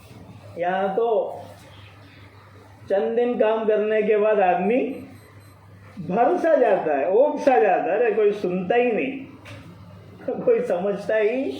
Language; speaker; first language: Urdu; native; Urdu